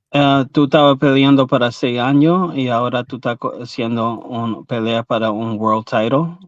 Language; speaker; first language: Spanish; early bilingual, heritage; English